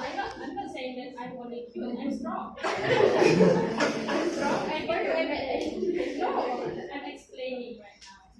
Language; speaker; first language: English; non-native, local second language; Malay